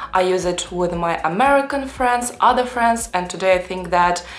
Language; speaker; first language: English; non-native, fluent; Russian